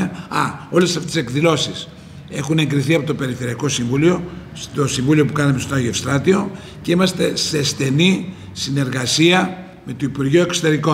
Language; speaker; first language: Greek; native; Greek